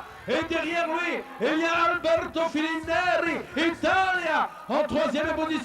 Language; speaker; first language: French; native; French